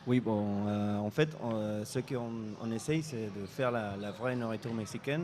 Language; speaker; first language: French; non-native, fluent; Spanish